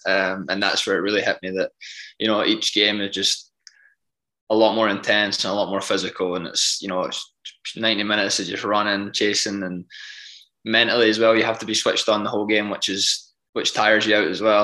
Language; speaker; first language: English; native; English